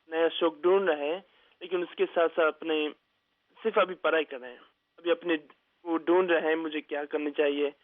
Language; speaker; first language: Urdu; early bilingual, other home language; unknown